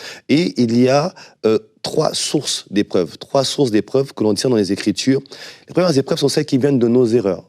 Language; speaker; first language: French; native; French